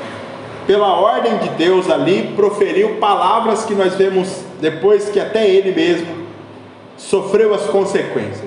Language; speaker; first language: Portuguese; native; Portuguese